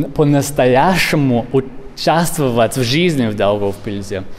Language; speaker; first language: Russian; non-native, learner; English